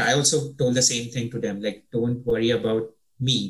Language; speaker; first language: English; native; English